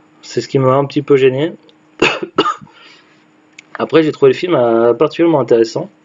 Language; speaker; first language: French; native; French